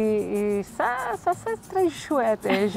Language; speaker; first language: French; non-native, fluent; Catalan